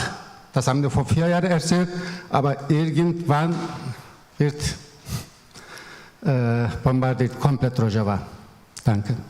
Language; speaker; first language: German; non-native, learner; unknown